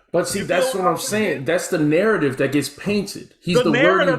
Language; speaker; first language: English; native; English